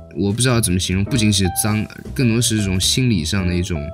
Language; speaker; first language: Chinese; native; Chinese